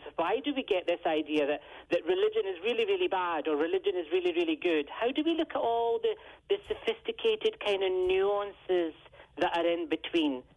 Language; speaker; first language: English; native; English